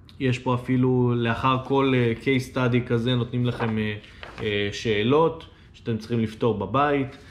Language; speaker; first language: Hebrew; native; Hebrew